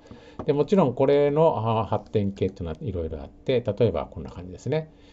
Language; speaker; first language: Japanese; native; Japanese